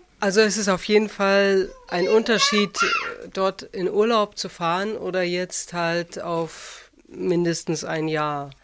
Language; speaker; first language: German; early bilingual, other home language; Russian